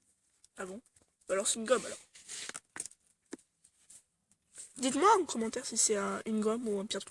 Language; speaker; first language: French; native; French